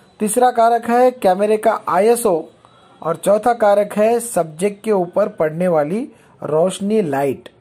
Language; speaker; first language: Hindi; non-native, local second language; Marathi